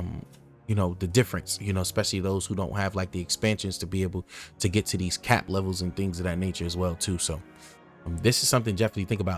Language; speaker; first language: English; native; English